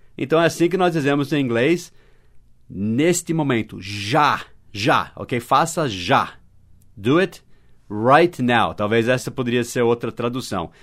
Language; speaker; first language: Portuguese; non-native, fluent; English